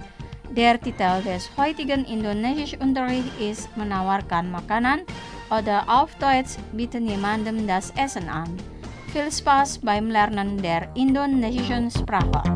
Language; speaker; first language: German; non-native, fluent; Indonesian